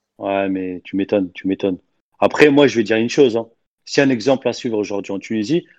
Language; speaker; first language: French; non-native, local second language; Arabic